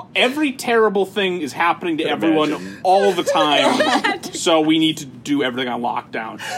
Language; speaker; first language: English; native; English